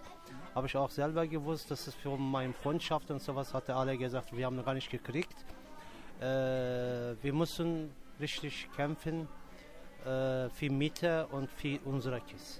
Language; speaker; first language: German; non-native, local second language; Turkish